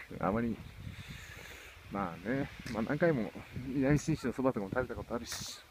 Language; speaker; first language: Japanese; native; Japanese